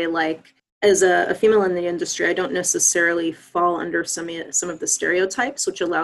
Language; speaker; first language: English; native; English